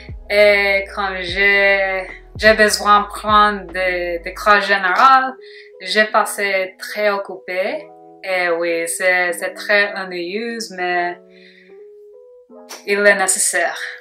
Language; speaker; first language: French; non-native, learner; English